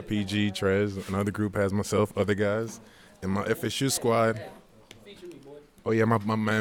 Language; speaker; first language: English; native; English